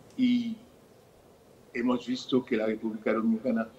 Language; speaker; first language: Spanish; non-native, fluent; Haitian Creole